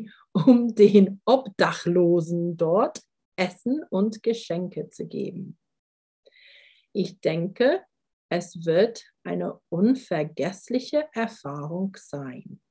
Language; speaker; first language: German; non-native, fluent; English